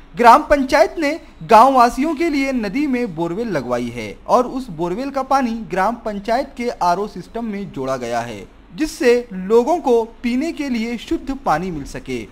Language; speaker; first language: Hindi; non-native, local second language; Marathi